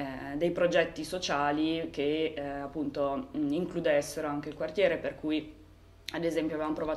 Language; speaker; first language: Italian; native; Italian